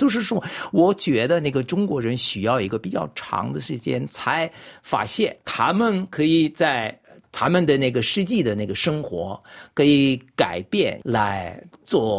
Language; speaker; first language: Chinese; non-native, fluent; French